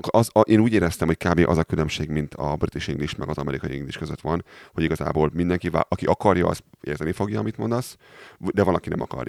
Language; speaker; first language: Hungarian; native; Hungarian